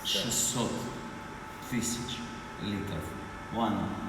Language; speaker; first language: Russian; native; Russian